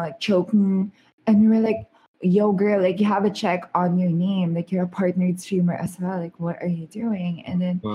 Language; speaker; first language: English; non-native, local second language; Filipino